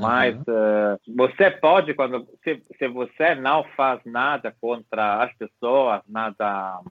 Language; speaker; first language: Portuguese; non-native, fluent; Italian